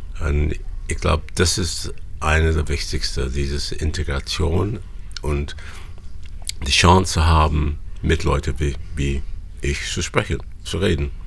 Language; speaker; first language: German; non-native, fluent; English